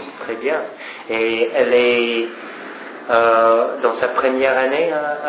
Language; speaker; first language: French; non-native, fluent; English